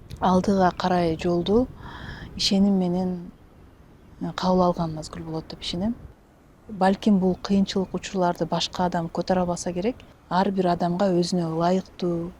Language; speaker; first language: Kyrgyz; native; Kyrgyz